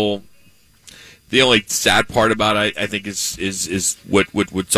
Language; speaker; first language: English; native; English